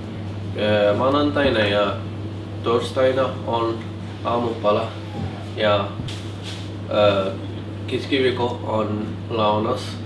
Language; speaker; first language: Finnish; non-native, learner; Arabic